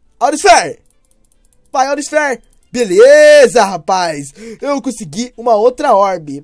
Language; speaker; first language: Portuguese; native; Portuguese